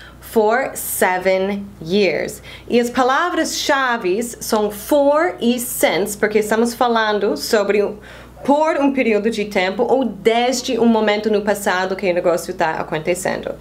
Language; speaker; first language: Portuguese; non-native, fluent; English